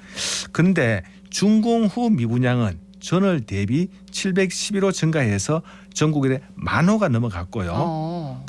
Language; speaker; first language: Korean; native; Korean